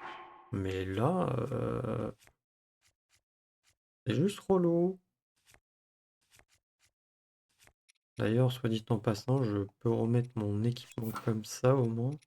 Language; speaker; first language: French; native; French